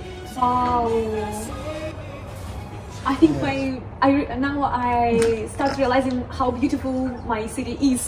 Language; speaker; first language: English; non-native, fluent; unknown